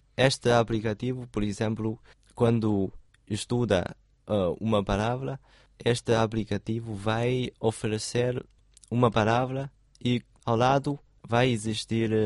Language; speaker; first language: Portuguese; non-native, fluent; Chinese